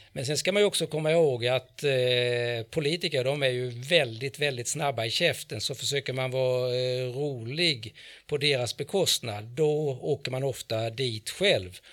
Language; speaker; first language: Swedish; native; Swedish